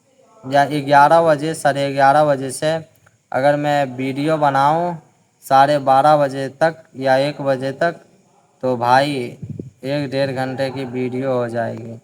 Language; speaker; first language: Hindi; native; Hindi